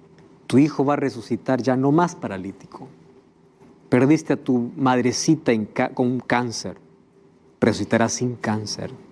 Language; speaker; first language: Spanish; native; Spanish